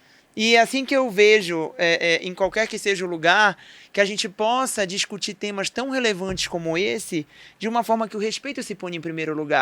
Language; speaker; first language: Portuguese; native; Portuguese